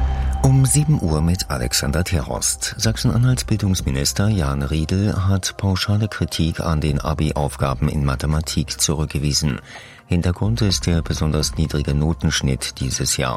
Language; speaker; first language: German; native; German